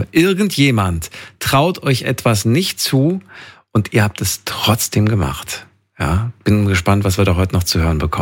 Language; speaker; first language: German; native; German